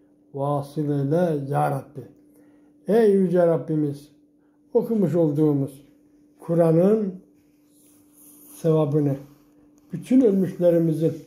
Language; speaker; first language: Turkish; native; Turkish